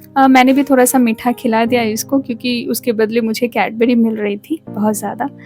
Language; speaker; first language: Hindi; non-native, local second language; Bangla